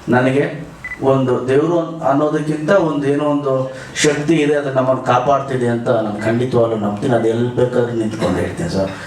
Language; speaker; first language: Kannada; native; Kannada